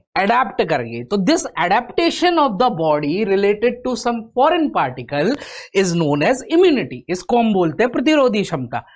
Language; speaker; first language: Hindi; native; Hindi